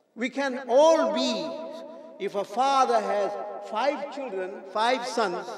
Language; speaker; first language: English; non-native, local second language; Urdu